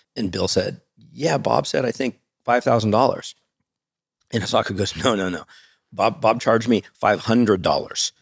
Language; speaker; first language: English; native; English